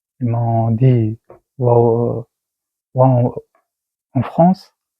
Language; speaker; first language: French; non-native, learner; Persian